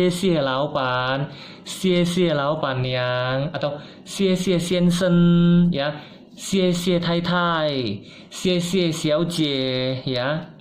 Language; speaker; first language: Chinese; non-native, fluent; Indonesian